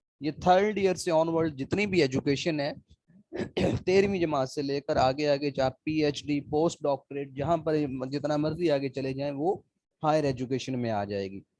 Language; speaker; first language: Urdu; non-native, local second language; Punjabi